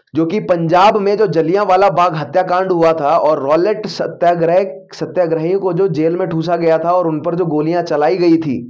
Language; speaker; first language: Hindi; native; Hindi